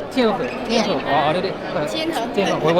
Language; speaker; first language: Chinese; non-native, learner; Amharic